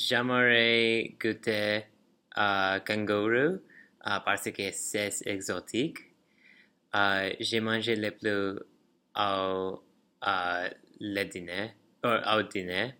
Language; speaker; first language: French; non-native, learner; English